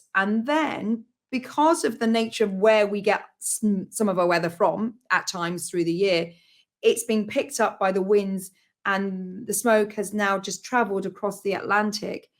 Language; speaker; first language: English; native; English